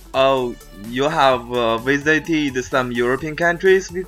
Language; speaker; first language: English; non-native, learner; Chinese